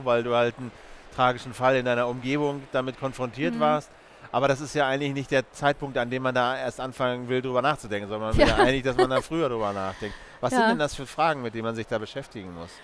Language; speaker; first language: German; native; German